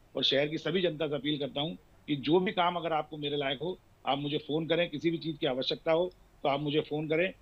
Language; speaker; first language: Hindi; native; Hindi